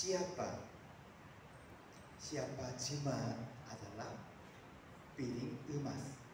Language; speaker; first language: Indonesian; non-native, fluent; Korean